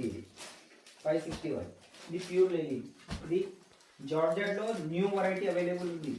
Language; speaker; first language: Telugu; non-native, local second language; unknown